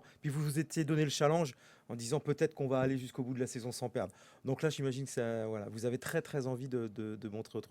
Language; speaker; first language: French; native; French